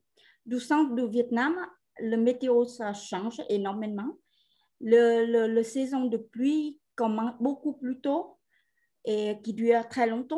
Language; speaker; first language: French; non-native, fluent; Vietnamese